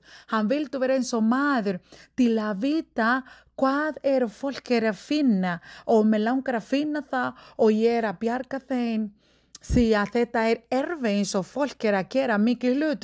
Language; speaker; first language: Icelandic; non-native, learner; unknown